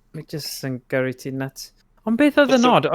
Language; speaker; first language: Welsh; native; Welsh